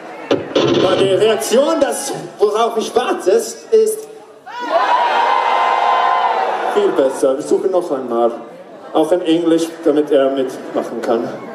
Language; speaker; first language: German; non-native, learner; Swedish